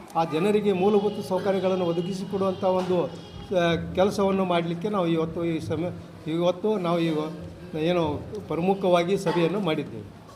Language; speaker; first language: Kannada; non-native, local second language; Urdu